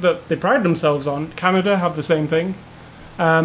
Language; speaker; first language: English; native; English